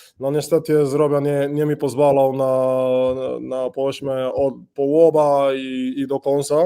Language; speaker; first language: Polish; non-native, learner; Spanish